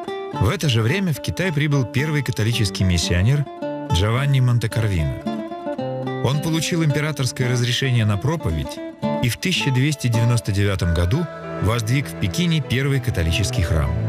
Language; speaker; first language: Russian; native; Russian